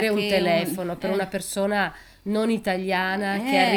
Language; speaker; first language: Italian; native; Italian